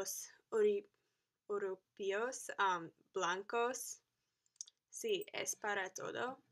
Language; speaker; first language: Spanish; non-native, learner; English